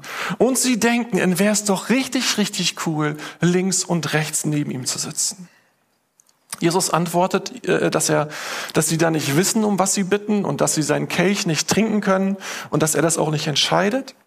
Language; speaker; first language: German; native; German